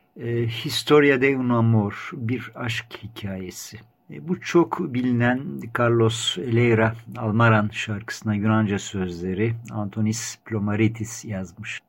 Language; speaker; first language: Turkish; native; Turkish